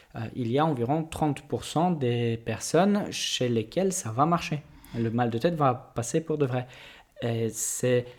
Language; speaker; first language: French; non-native, fluent; Polish